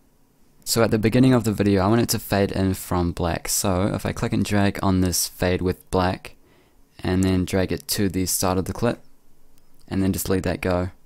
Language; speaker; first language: English; native; English